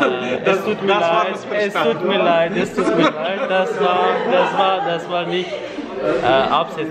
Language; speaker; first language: German; non-native, learner; Persian